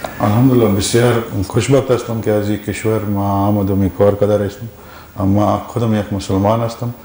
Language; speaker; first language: Persian; non-native, learner; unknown